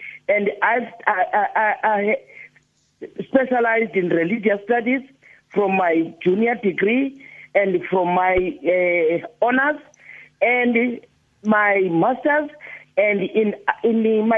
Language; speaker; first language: English; non-native, local second language; Xhosa